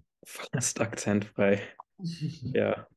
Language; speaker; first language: German; early bilingual, heritage; English